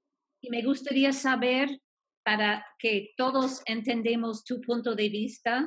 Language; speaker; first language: Spanish; non-native, fluent; English